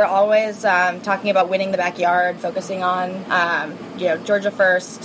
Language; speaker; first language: English; native; English